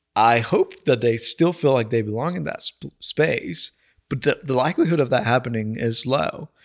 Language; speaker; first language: English; non-native, fluent; Spanish